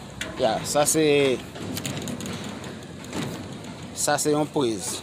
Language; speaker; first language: French; non-native, learner; Haitian Creole